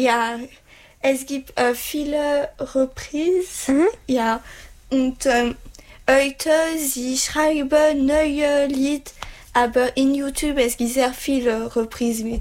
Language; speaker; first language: German; non-native, learner; French